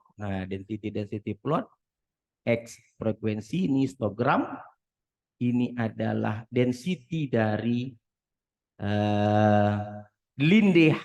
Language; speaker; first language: Indonesian; native; Indonesian